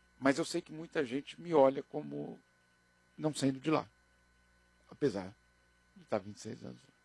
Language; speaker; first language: Portuguese; native; Portuguese